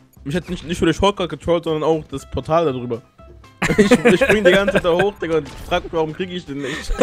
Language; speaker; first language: German; native; German